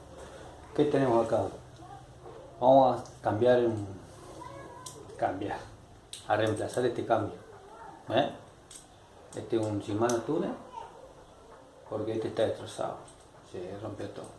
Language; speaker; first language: Spanish; native; Spanish